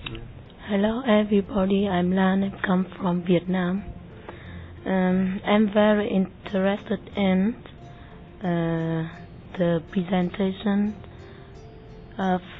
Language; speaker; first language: English; non-native, learner; Vietnamese